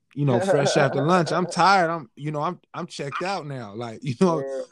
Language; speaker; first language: English; native; English